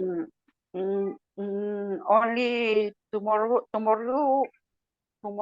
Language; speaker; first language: English; non-native, learner; Spanish